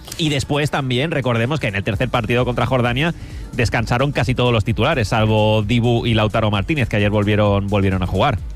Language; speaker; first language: Spanish; native; Spanish